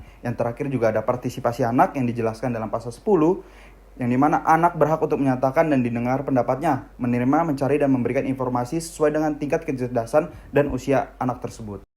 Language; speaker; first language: Indonesian; native; Indonesian